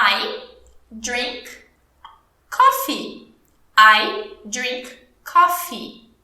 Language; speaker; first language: English; non-native, fluent; Portuguese